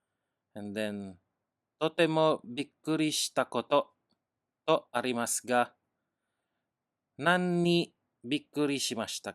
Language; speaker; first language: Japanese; non-native, learner; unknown